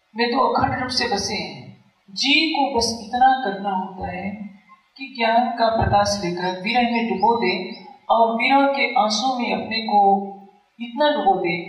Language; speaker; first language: Hindi; native; Hindi